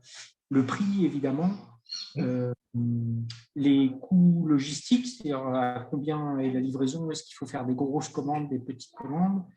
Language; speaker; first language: French; native; French